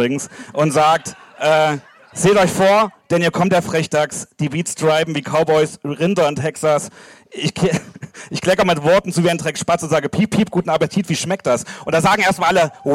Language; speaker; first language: German; native; German